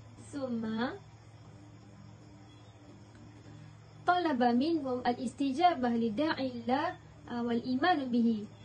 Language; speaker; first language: Arabic; non-native, learner; Malay